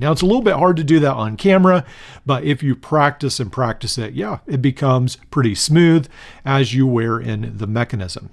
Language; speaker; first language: English; native; English